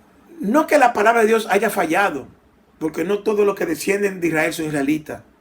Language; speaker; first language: Spanish; native; Spanish